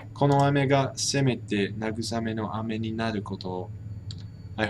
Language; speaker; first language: Japanese; non-native, fluent; English